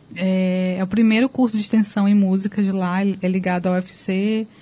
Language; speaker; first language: Portuguese; native; Portuguese